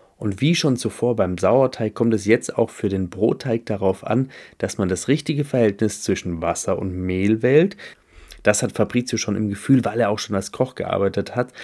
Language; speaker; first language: German; native; German